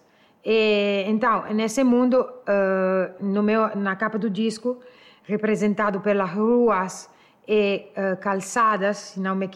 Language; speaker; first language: Portuguese; non-native, learner; Italian